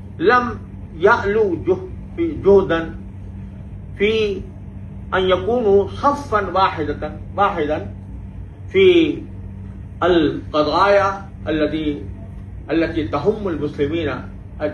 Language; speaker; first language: Arabic; non-native, fluent; Urdu